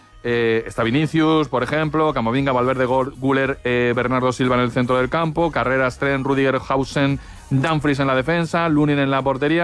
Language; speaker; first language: Spanish; native; Spanish